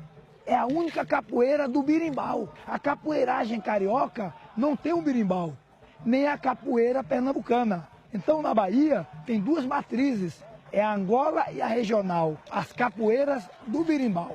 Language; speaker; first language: Portuguese; native; Portuguese